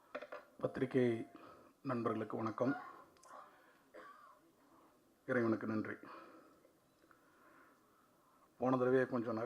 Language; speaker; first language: Tamil; native; Tamil